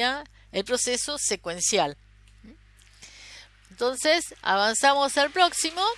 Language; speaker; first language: Spanish; native; Spanish